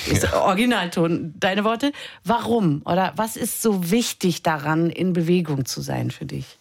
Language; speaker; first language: German; native; German